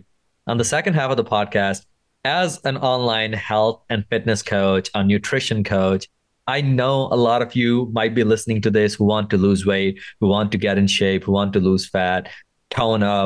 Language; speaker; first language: English; non-native, local second language; Punjabi